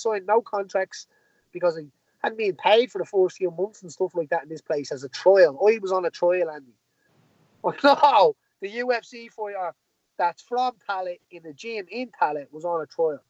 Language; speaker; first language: English; native; English